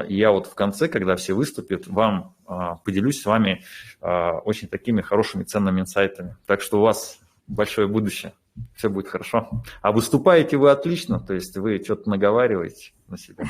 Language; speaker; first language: Russian; native; Russian